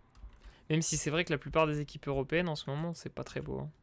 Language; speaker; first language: French; native; French